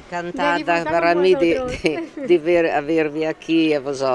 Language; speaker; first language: Spanish; non-native, learner; Italian